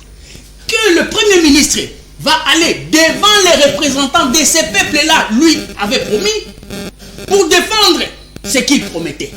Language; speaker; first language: French; non-native, local second language; Lingala